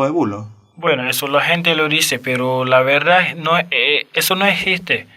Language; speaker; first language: Spanish; non-native, learner; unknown